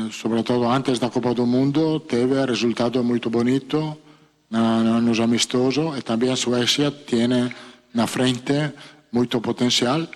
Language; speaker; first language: Portuguese; non-native, fluent; Italian